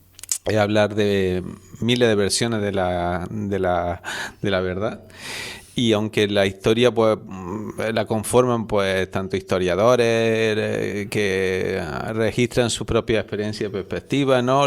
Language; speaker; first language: Spanish; native; Spanish